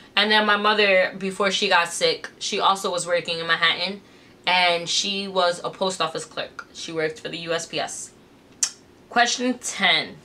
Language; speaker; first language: English; native; English